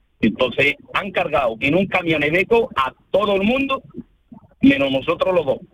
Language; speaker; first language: Spanish; early bilingual, other home language; Arabic